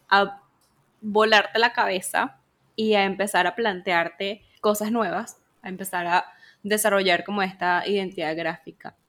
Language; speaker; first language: Spanish; native; Spanish